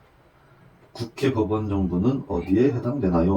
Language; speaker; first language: Korean; native; Korean